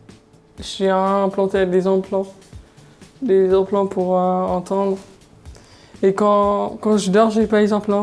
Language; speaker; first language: French; native; French